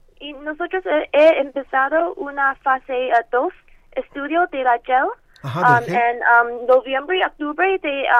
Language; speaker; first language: Spanish; non-native, learner; English